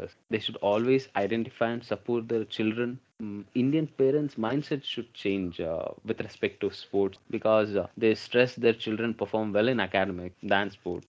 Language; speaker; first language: English; non-native, local second language; Kannada